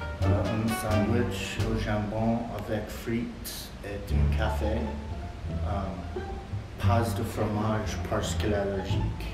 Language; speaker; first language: French; non-native, learner; English